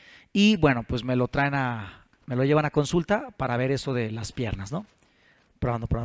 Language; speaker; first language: Spanish; native; Spanish